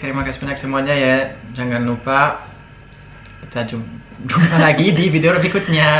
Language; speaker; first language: Indonesian; non-native, fluent; French